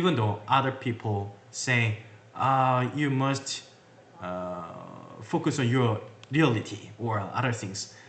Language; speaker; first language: English; non-native, learner; Korean